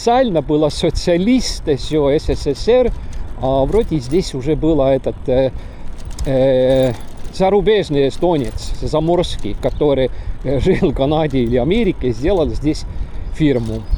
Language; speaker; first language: Russian; non-native, local second language; Estonian